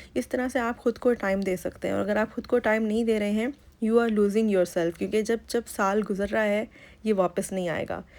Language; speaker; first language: Urdu; native; Urdu